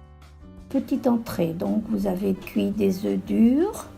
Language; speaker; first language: French; native; French